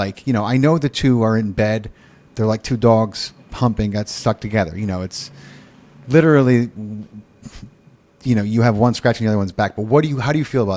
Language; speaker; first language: English; native; English